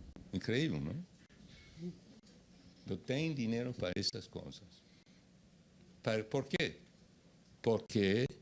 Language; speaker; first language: Portuguese; non-native, fluent; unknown